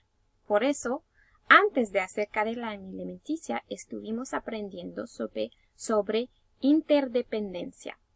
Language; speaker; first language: Spanish; early bilingual, heritage; Spanish